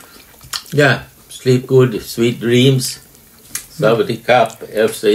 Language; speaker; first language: English; non-native, learner; Swedish